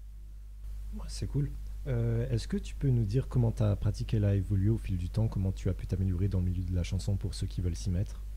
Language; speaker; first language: French; native; French